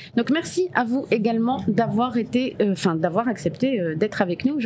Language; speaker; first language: French; non-native, local second language; Arabic